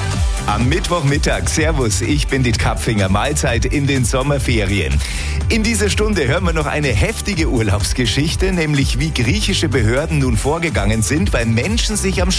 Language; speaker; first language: German; native; German